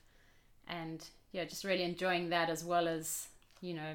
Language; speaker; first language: English; native; English